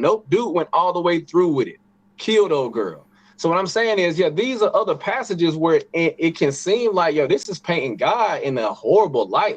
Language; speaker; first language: English; native; English